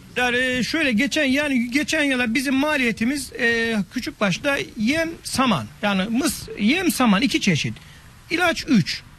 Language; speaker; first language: Turkish; native; Turkish